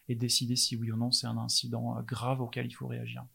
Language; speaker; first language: French; non-native, fluent; English